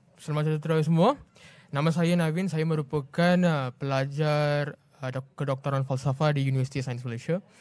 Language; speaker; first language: Malay; non-native, local second language; Tamil